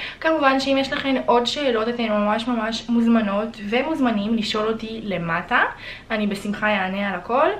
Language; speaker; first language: Hebrew; early bilingual, other home language; Russian